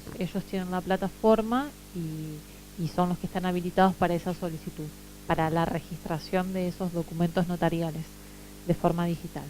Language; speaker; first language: Spanish; native; Spanish